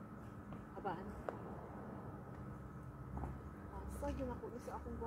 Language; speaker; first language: Filipino; non-native, local second language; Cebuano